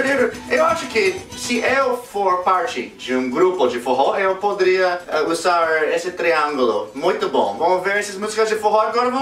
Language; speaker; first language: Portuguese; non-native, fluent; English